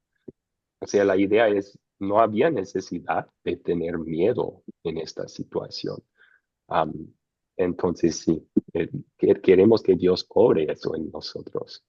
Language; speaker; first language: Spanish; non-native, fluent; English